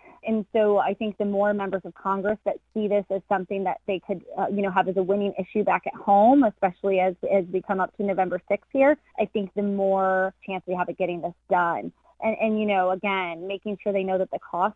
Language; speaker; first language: English; native; English